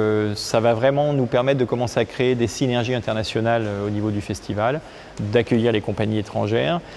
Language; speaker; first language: French; native; French